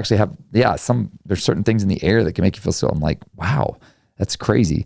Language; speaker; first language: English; native; English